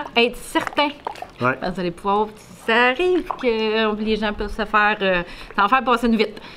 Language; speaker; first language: French; native; French